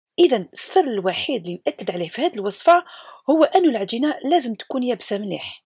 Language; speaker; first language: Arabic; native; Arabic